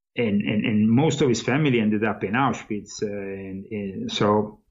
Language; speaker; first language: English; non-native, fluent; Italian